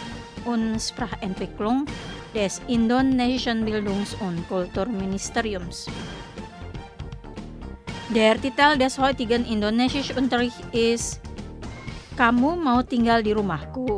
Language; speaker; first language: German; non-native, fluent; Indonesian